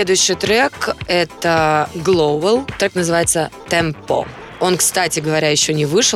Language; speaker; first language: Russian; native; Russian